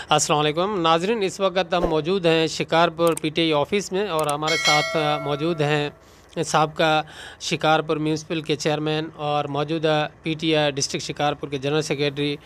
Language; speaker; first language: Urdu; non-native, local second language; Sindhi